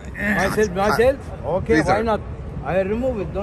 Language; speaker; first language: English; non-native, learner; Arabic